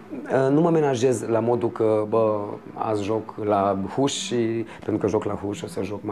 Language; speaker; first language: Romanian; native; Romanian